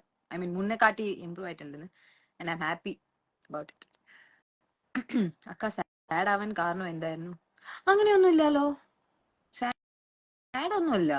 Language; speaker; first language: Malayalam; early bilingual, heritage; Malayalam